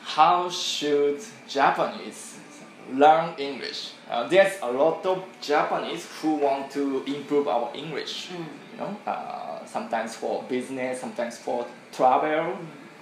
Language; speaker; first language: English; non-native, learner; Japanese